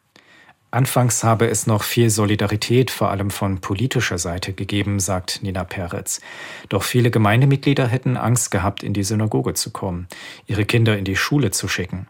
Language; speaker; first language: German; native; German